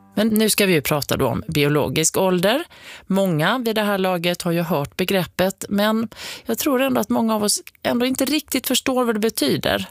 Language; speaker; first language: Swedish; native; Swedish